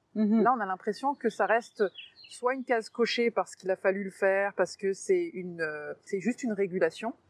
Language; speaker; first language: French; native; French